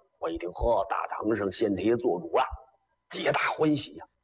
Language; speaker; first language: Chinese; native; Chinese